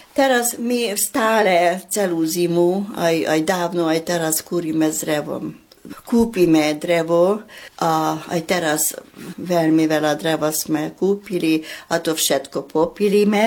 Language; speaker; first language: Slovak; early bilingual, heritage; Slovak